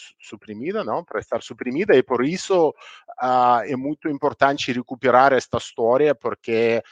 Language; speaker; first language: Portuguese; non-native, learner; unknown